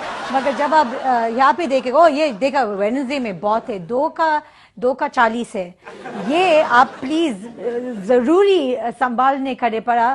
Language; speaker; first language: Hindi; non-native, learner; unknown